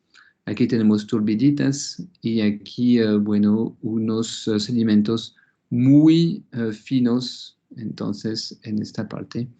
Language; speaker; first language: Spanish; non-native, fluent; French